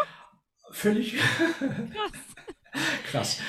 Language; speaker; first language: German; non-native, fluent; Spanish